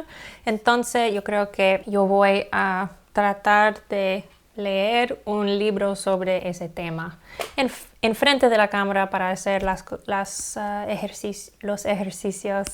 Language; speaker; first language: Spanish; non-native, fluent; English